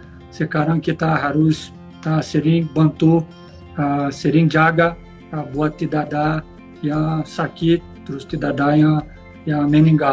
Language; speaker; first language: Indonesian; non-native, fluent; Portuguese